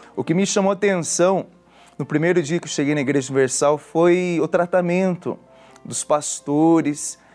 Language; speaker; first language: Portuguese; native; Portuguese